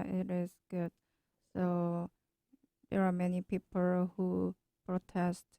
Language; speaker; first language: English; non-native, learner; Korean